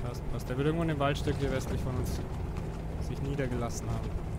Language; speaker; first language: German; native; German